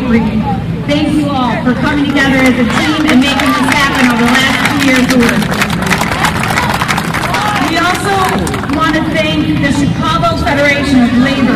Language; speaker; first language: English; native; English